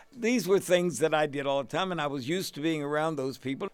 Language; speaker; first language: English; native; English